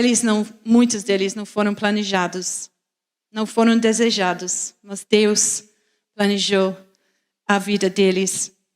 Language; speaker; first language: Portuguese; non-native, fluent; English